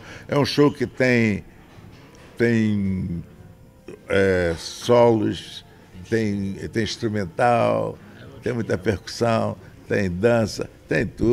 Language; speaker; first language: Portuguese; native; Portuguese